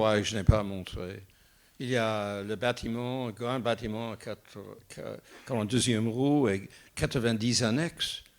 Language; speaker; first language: French; non-native, fluent; English